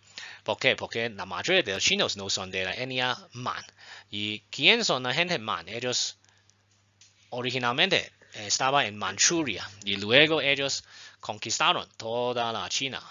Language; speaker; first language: Spanish; non-native, fluent; Chinese